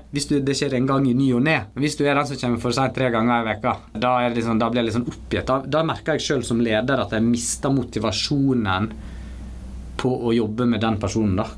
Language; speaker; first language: Norwegian; native; Norwegian